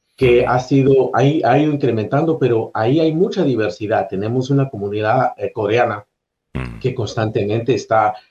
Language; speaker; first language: Spanish; native; Spanish